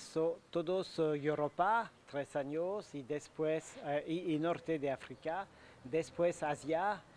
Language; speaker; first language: Spanish; non-native, learner; French